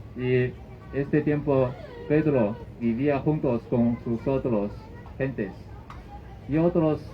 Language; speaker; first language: Spanish; non-native, learner; Chinese